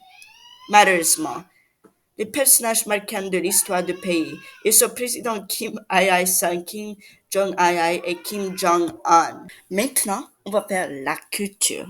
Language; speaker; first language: French; non-native, learner; English